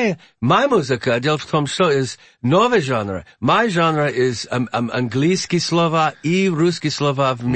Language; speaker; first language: Russian; non-native, learner; English